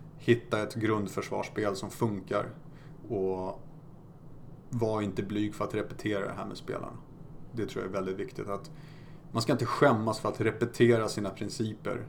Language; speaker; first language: Swedish; early bilingual, other home language; Polish